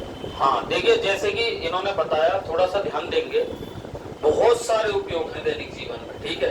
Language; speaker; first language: Hindi; native; Hindi